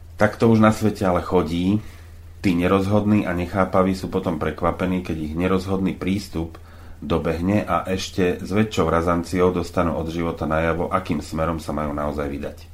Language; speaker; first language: Slovak; native; Slovak